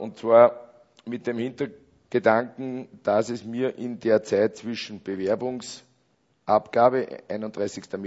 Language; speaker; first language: German; native; German